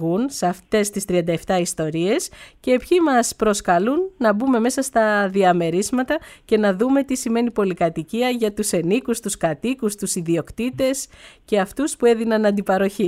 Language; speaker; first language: Greek; native; Greek